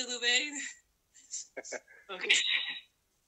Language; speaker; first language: English; non-native, learner; Spanish